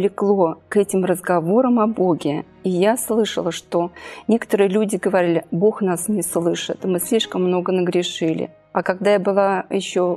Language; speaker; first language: Russian; native; Russian